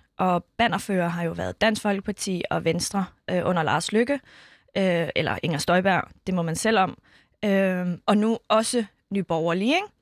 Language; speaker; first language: Danish; early bilingual, other home language; Kurdish